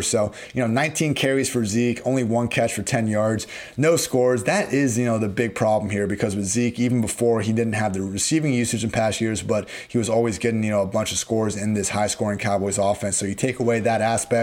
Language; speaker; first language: English; native; English